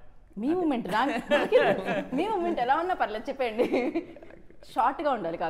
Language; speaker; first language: Telugu; native; Telugu